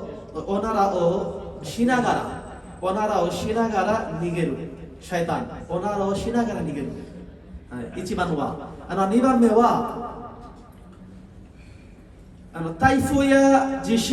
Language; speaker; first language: Japanese; non-native, learner; Bangla